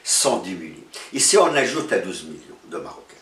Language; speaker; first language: French; non-native, local second language; Arabic